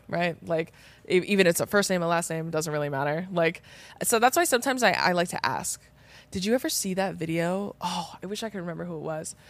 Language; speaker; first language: English; native; English